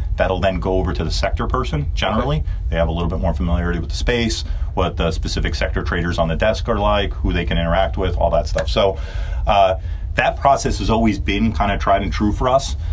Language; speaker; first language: English; early bilingual, other home language; Turkish